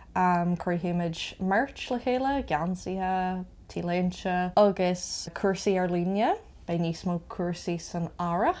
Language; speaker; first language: Irish; non-native, local second language; English